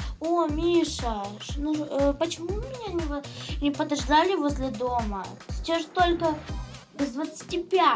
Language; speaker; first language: Russian; non-native, local second language; Ukrainian